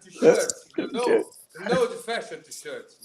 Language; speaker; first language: English; non-native, learner; Portuguese